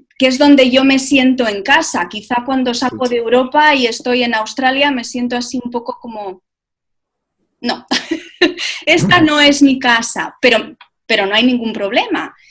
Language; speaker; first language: Spanish; native; Spanish